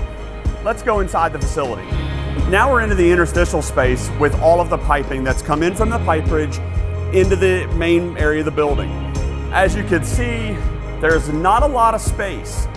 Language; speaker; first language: English; native; English